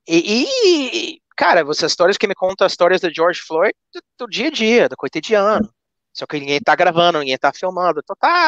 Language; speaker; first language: Portuguese; non-native, fluent; English